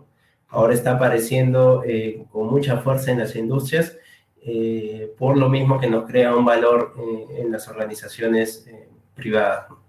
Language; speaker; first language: Spanish; native; Spanish